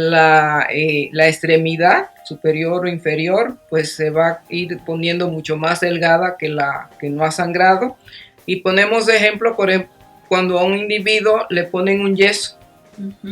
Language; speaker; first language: Spanish; native; Spanish